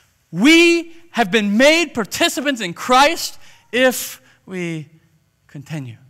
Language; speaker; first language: English; native; English